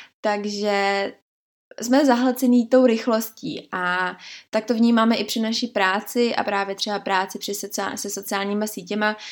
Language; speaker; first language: Czech; native; Czech